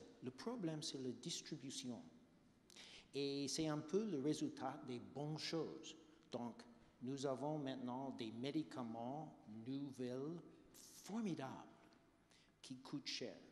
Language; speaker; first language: French; non-native, fluent; English